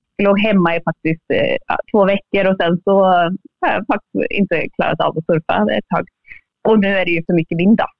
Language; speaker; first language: Swedish; native; Swedish